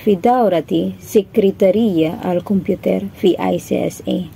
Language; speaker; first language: Arabic; non-native, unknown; Filipino